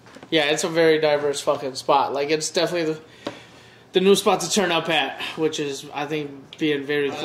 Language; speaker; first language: English; early bilingual, other home language; Spanish